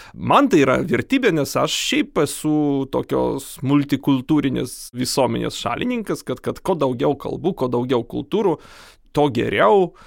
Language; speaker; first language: Lithuanian; non-native, local second language; Polish